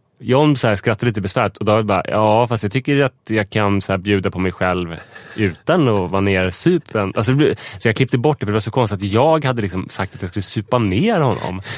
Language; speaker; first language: Swedish; native; Swedish